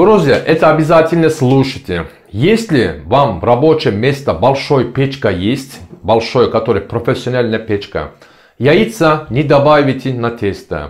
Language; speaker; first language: Russian; non-native, learner; Turkish